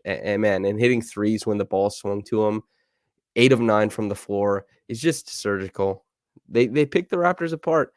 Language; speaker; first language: English; native; English